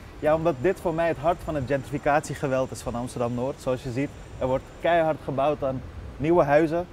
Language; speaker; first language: Dutch; early bilingual, other home language; Persian